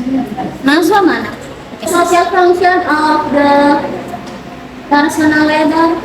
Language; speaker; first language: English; non-native, learner; Indonesian